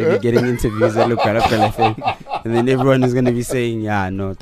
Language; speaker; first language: English; non-native, local second language; Tswana